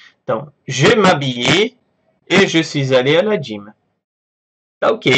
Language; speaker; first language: French; non-native, fluent; Portuguese